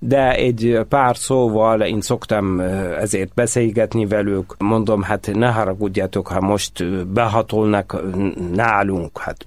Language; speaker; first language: Hungarian; non-native, fluent; Arabic